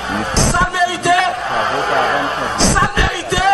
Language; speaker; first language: French; non-native, local second language; Haitian Creole